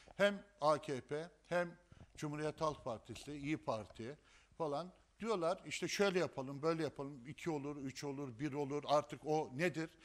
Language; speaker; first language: Turkish; native; Turkish